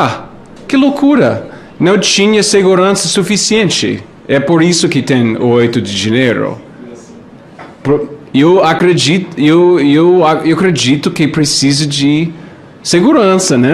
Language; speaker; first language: Portuguese; non-native, fluent; English